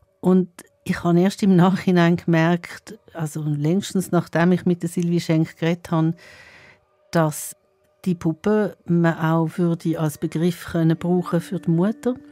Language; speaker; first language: German; native; German